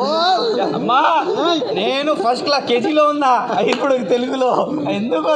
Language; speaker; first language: Telugu; non-native, local second language; Hindi